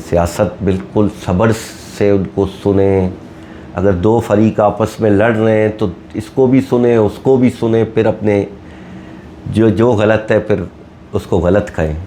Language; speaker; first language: Urdu; non-native, local second language; Baluchi